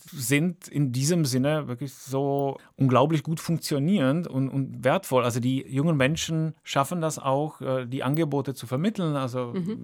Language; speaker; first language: German; non-native, fluent; Czech